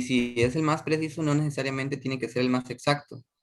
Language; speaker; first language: Spanish; native; Spanish